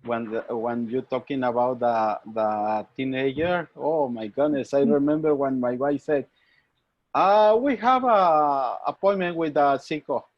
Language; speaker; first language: English; non-native, learner; Spanish